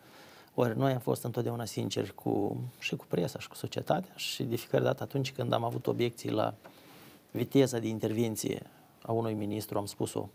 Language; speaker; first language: Romanian; native; Romanian